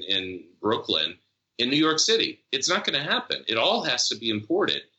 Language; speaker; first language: English; native; English